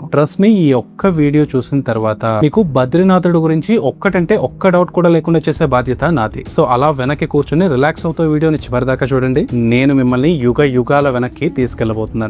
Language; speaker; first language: Telugu; native; Telugu